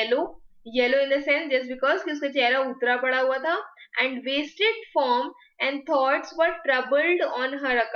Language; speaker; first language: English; non-native, local second language; Hindi